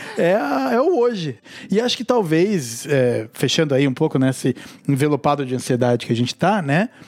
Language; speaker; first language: Portuguese; native; Portuguese